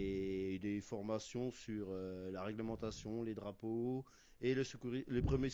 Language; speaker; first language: French; native; French